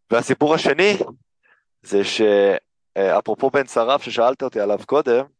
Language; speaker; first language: Hebrew; early bilingual, other home language; English